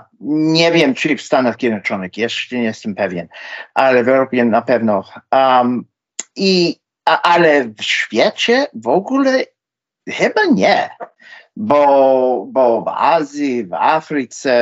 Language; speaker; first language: Polish; non-native, fluent; English